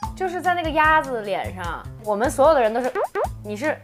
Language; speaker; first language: Chinese; native; Chinese